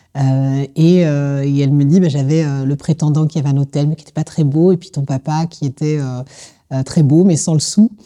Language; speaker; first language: French; native; French